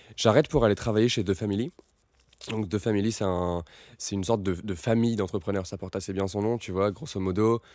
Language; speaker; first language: French; native; French